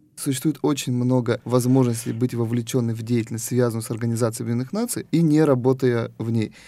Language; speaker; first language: Russian; native; Russian